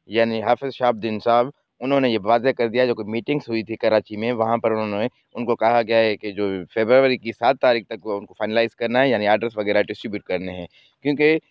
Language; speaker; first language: Urdu; non-native, local second language; Sindhi